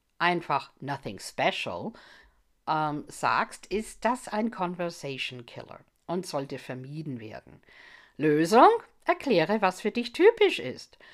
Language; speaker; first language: German; non-native, fluent; English